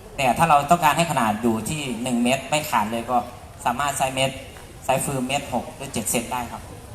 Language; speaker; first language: Thai; native; Thai